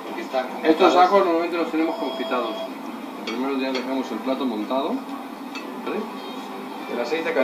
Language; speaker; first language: Spanish; native; Spanish